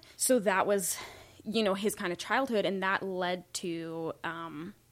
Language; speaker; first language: English; native; English